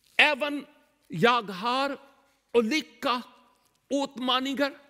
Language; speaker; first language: Swedish; non-native, learner; Urdu